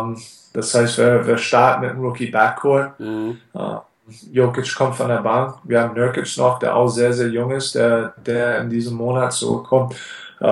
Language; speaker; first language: German; non-native, fluent; English